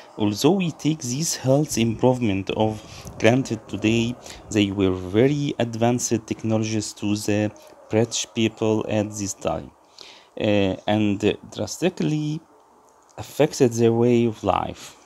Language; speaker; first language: English; non-native, fluent; Arabic